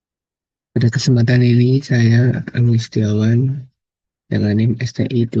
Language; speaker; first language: Indonesian; native; Indonesian